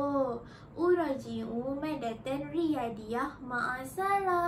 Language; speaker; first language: Arabic; non-native, learner; Malay